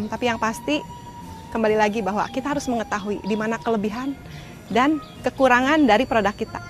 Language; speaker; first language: Indonesian; native; Indonesian